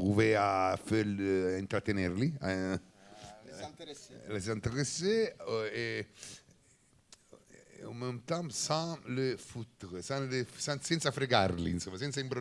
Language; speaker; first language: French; non-native, learner; Italian